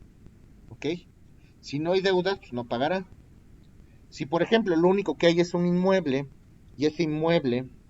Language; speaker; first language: Spanish; native; Spanish